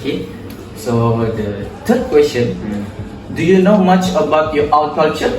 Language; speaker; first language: English; non-native, local second language; Malay